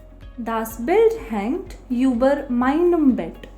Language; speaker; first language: German; non-native, fluent; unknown